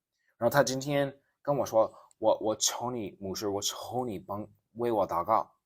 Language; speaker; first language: Chinese; non-native, fluent; English